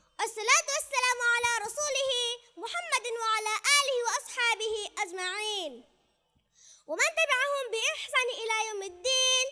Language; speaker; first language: Arabic; non-native, learner; Bangla